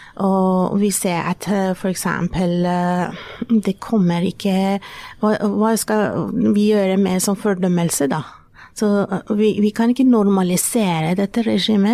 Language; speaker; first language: Norwegian; non-native, fluent; Persian